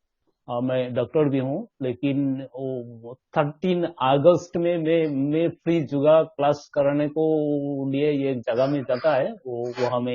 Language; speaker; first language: Hindi; non-native, local second language; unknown